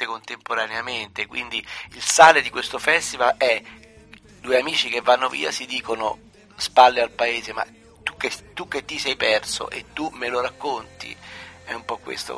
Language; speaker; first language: Italian; native; Italian